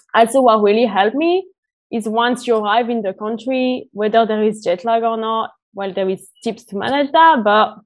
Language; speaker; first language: English; non-native, fluent; French